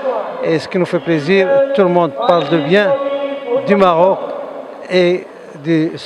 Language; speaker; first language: French; non-native, local second language; Arabic